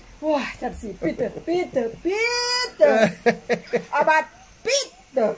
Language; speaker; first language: German; non-native, learner; Thai